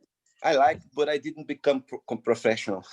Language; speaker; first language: English; non-native, fluent; Portuguese